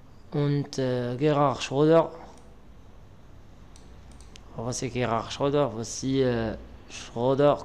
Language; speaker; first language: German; non-native, learner; Arabic